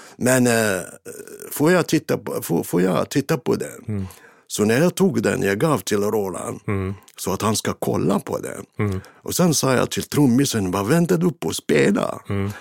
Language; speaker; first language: Swedish; non-native, fluent; Arabic